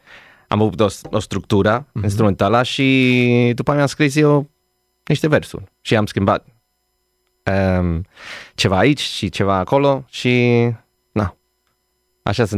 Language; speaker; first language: Romanian; non-native, learner; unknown